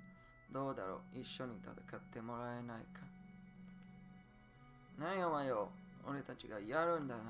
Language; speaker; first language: Japanese; non-native, learner; English